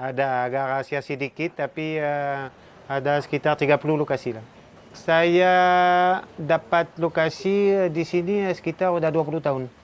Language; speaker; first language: Indonesian; non-native, fluent; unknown